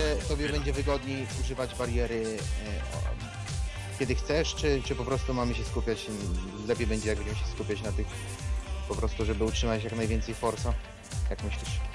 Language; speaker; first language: Polish; native; Polish